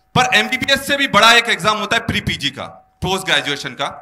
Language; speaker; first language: Hindi; native; Hindi